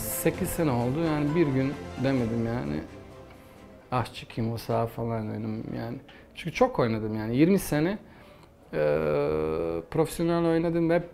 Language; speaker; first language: Turkish; non-native, fluent; Bosnian